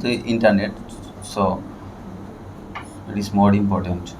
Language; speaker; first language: English; non-native, learner; Bangla